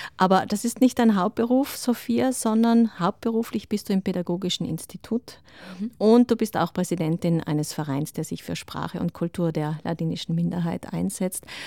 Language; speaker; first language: German; native; German